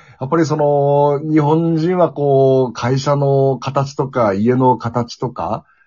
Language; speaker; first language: Japanese; native; Japanese